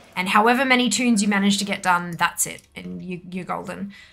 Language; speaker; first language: English; native; English